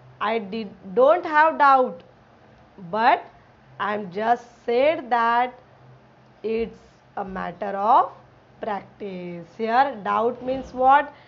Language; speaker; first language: English; non-native, local second language; Marathi